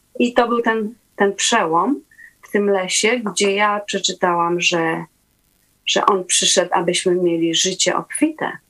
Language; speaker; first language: Polish; native; Polish